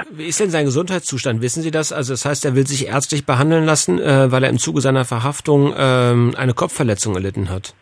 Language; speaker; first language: German; native; German